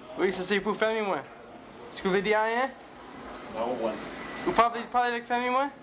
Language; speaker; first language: French; non-native, learner; English